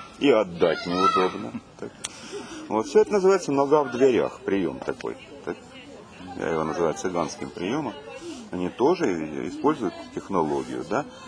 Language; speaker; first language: Russian; native; Russian